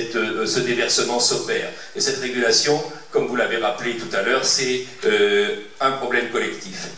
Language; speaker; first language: French; native; French